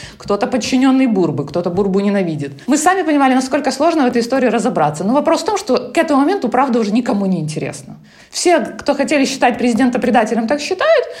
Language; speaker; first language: Russian; non-native, local second language; Ukrainian